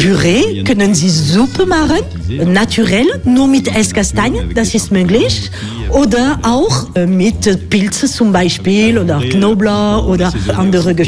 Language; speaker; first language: German; non-native, fluent; French